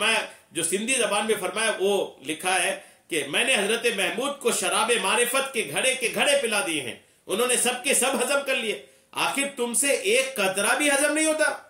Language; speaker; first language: Urdu; native; Urdu